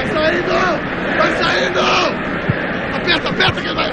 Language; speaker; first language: Portuguese; native; Portuguese